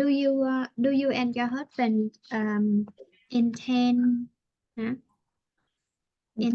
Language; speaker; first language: English; non-native, fluent; Vietnamese